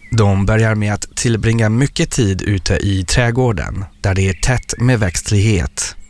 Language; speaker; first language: Swedish; non-native, fluent; French